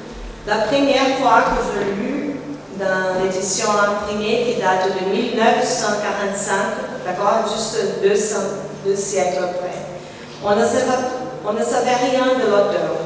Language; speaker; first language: French; non-native, fluent; Portuguese